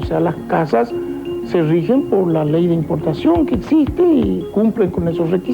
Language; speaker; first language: Spanish; native; Spanish